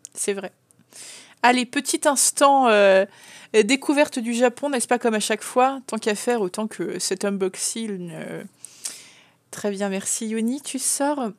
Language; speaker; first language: French; native; French